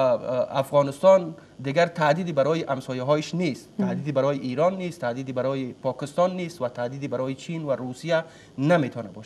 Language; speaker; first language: Persian; native; Persian